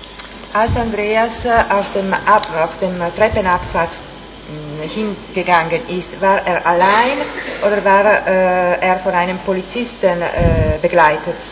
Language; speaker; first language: German; non-native, fluent; Italian